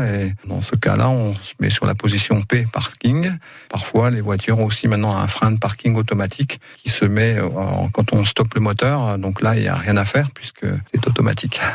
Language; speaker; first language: French; native; French